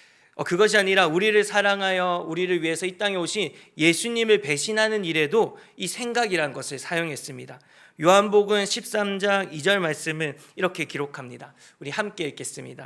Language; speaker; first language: Korean; native; Korean